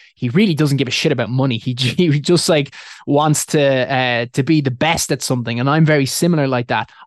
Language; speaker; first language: English; native; English